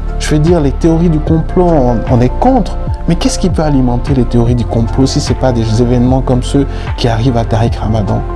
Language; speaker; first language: French; non-native, local second language; Fula